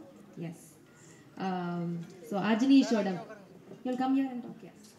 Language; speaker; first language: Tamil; native; Tamil